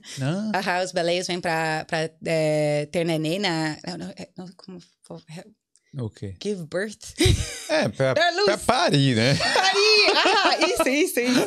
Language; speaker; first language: Portuguese; non-native, fluent; English